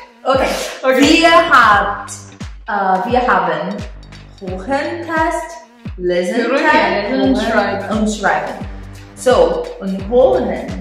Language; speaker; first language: German; non-native, learner; Portuguese